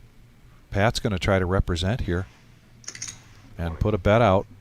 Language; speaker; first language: English; native; English